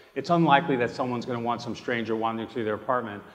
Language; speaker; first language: English; native; English